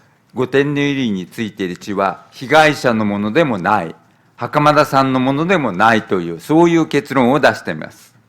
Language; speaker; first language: Japanese; native; Japanese